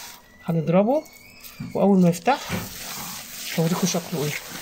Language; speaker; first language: Arabic; native; Arabic